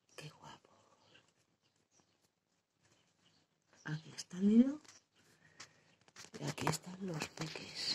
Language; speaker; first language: Spanish; native; Spanish